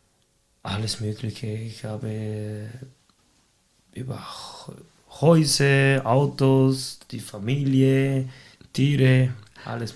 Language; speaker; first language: German; non-native, fluent; Spanish